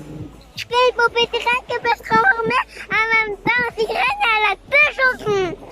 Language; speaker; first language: French; native; French